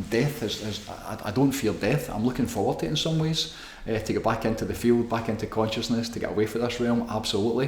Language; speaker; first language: English; native; English